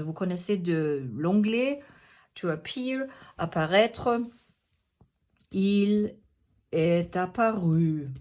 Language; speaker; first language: French; non-native, fluent; German